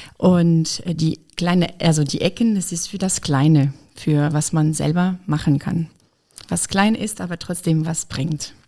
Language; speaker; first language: German; non-native, fluent; French